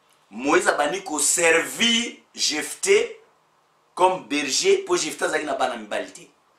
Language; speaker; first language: French; non-native, local second language; Lingala